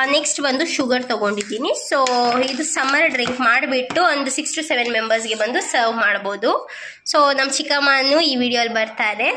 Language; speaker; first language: Kannada; non-native, local second language; Urdu